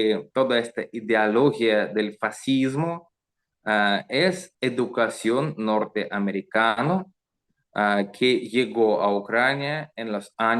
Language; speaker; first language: Spanish; non-native, learner; Russian